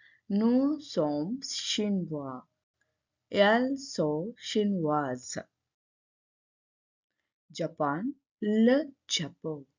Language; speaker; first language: French; non-native, learner; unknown